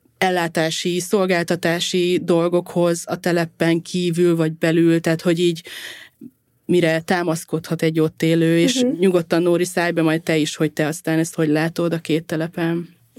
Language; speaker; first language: Hungarian; native; Hungarian